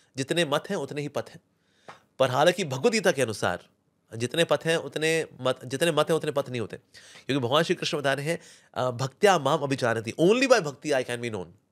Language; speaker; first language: Hindi; native; Hindi